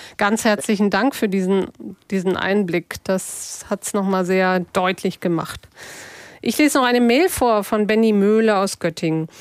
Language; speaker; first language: German; native; German